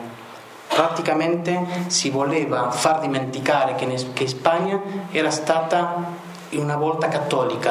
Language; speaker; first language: Italian; non-native, fluent; Spanish